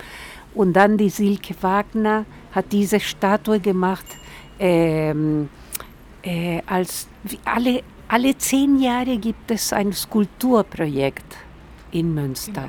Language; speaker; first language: German; non-native, fluent; Spanish